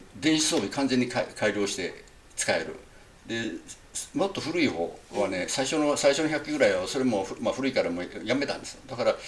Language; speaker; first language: Japanese; native; Japanese